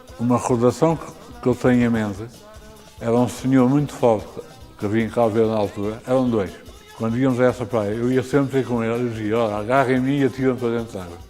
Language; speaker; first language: Portuguese; native; Portuguese